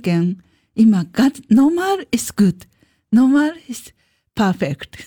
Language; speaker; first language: German; non-native, learner; Japanese